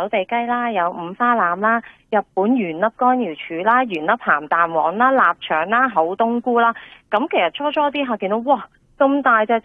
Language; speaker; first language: Cantonese; native; Cantonese